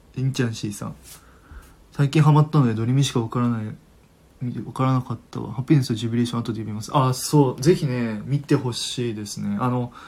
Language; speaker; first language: Japanese; native; Japanese